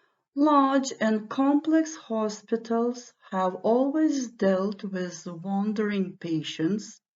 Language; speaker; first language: English; non-native, fluent; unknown